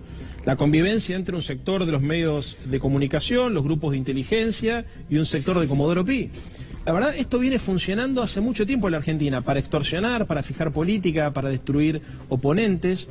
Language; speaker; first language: Spanish; native; Spanish